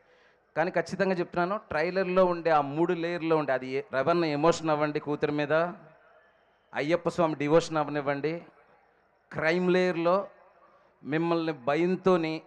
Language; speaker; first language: Telugu; native; Telugu